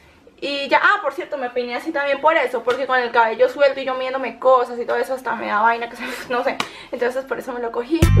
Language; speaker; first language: Spanish; native; Spanish